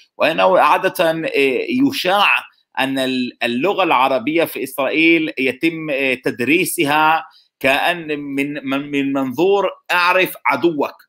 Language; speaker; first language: Arabic; non-native, local second language; Hebrew